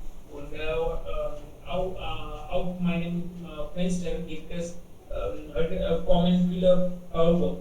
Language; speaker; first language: German; non-native, learner; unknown